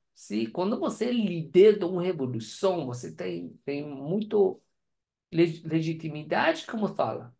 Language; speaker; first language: Portuguese; non-native, learner; Persian